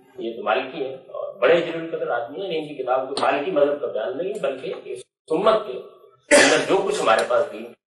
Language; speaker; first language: Urdu; non-native, local second language; Punjabi